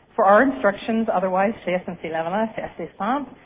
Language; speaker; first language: French; native; French